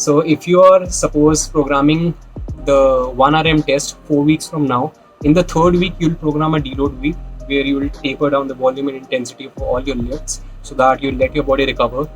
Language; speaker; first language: English; non-native, local second language; Hindi